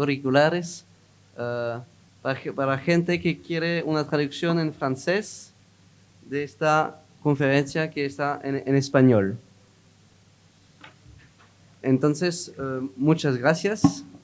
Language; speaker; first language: Spanish; non-native, learner; French